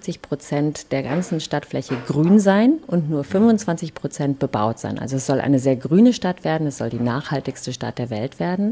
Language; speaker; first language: German; native; German